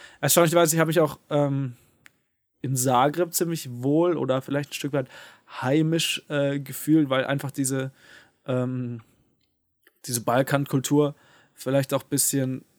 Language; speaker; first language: German; native; German